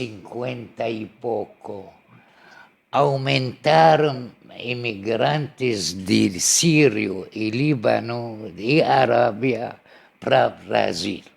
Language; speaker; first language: Portuguese; non-native, learner; Arabic